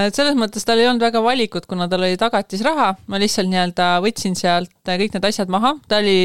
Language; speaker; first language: Estonian; native; Estonian